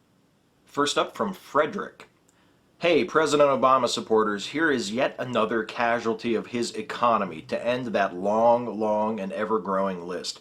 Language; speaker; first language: English; native; English